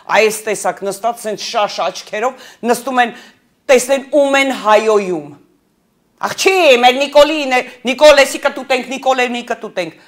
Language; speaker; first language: Armenian; early bilingual, heritage; Armenian